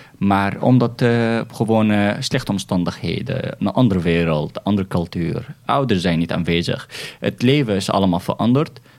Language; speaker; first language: Dutch; non-native, fluent; Arabic